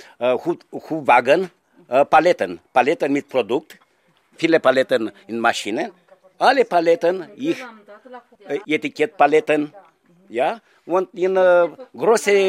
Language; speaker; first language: German; non-native, learner; Romanian